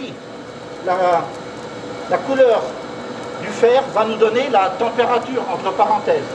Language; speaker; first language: French; native; French